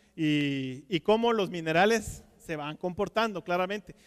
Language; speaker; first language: Spanish; native; Spanish